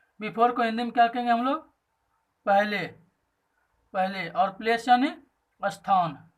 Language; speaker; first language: Hindi; native; Hindi